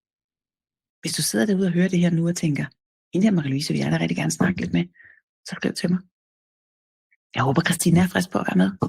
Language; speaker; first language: Danish; native; Danish